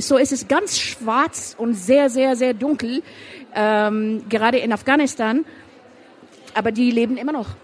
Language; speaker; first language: German; non-native, fluent; Persian